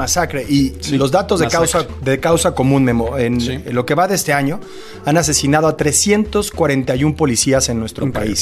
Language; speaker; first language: Spanish; native; Spanish